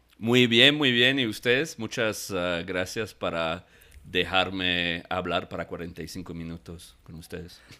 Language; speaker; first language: Spanish; non-native, fluent; English